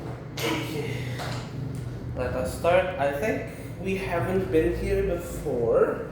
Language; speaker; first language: English; non-native, fluent; Indonesian